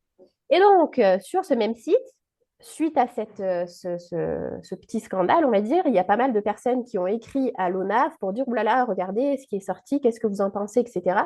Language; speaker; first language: French; native; French